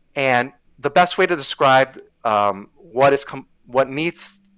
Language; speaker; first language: English; native; English